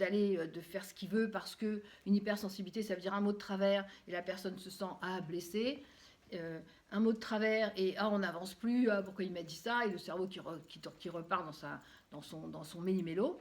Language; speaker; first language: French; native; French